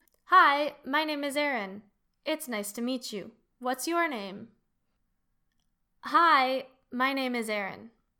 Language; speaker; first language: English; native; English